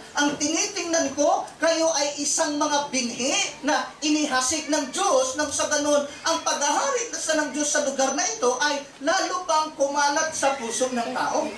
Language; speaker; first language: Filipino; non-native, local second language; Cebuano